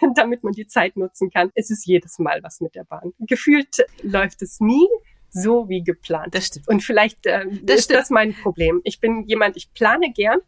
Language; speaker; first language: German; native; German